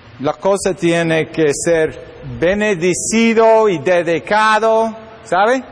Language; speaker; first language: Spanish; non-native, learner; English